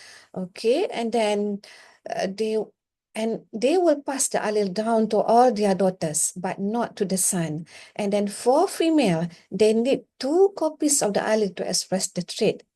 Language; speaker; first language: English; non-native, local second language; Malay